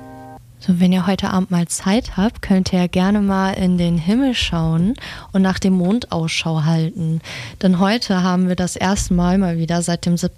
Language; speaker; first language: German; native; German